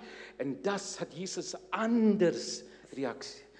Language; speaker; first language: German; non-native, learner; English